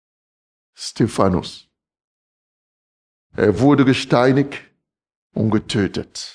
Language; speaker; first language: German; non-native, fluent; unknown